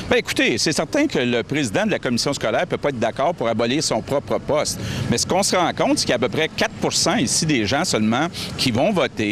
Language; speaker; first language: French; native; French